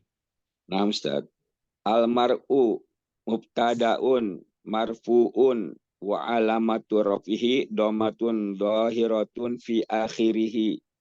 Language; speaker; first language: Arabic; non-native, learner; Indonesian